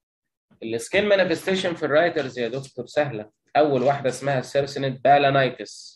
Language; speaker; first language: Arabic; native; Arabic